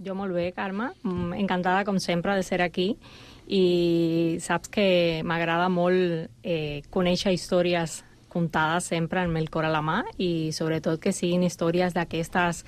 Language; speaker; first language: Catalan; non-native, fluent; Spanish